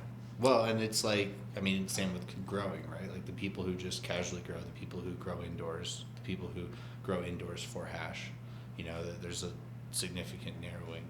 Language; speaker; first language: English; native; English